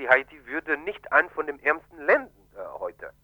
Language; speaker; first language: German; non-native, fluent; Haitian Creole